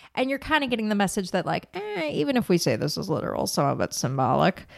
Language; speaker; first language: English; native; English